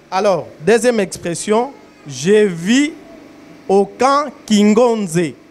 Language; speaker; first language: French; non-native, fluent; Swahili